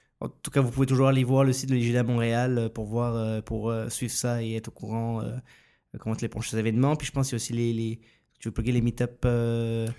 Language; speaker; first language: French; native; French